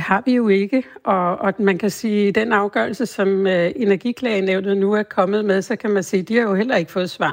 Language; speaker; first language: Danish; native; Danish